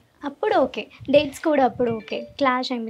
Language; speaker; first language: Telugu; non-native, learner; Malayalam